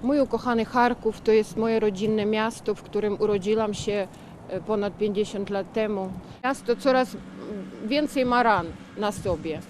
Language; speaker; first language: Polish; non-native, learner; Ukrainian